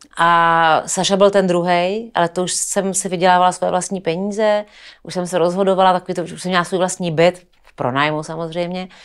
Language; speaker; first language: Czech; native; Czech